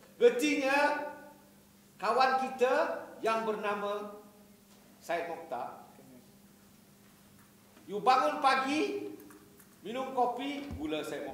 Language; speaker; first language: Malay; native; Malay